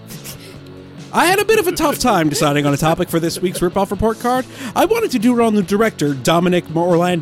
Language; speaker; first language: English; native; English